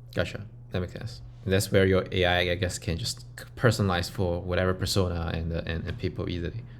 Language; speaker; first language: English; non-native, fluent; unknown